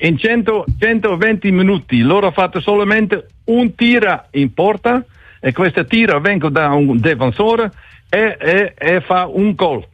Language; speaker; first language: Italian; non-native, learner; Dutch